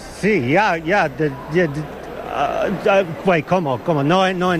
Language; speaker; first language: Spanish; non-native, learner; English